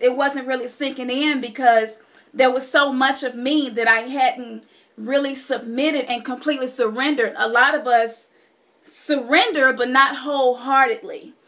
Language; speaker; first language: English; native; English